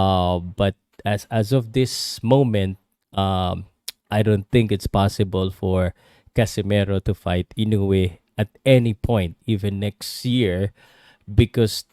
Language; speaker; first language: English; non-native, local second language; Filipino